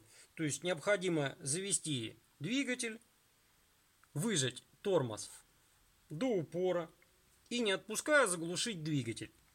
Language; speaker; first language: Russian; native; Russian